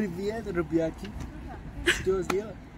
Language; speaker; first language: Russian; non-native, learner; English